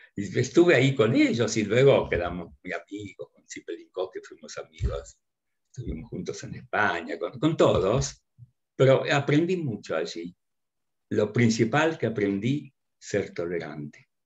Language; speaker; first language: Spanish; early bilingual, other home language; Russian